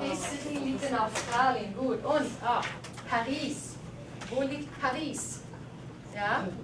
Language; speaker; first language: German; non-native, fluent; English